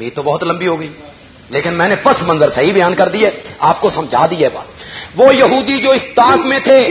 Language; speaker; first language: Urdu; non-native, local second language; Punjabi